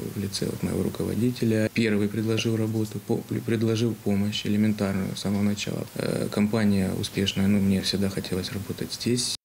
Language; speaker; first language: Ukrainian; non-native, local second language; Russian